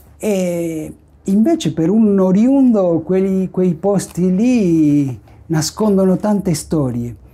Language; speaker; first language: Italian; non-native, fluent; Spanish